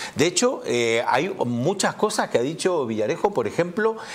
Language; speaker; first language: Spanish; native; Spanish